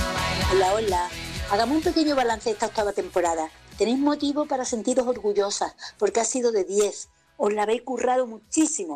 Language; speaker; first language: Spanish; native; Spanish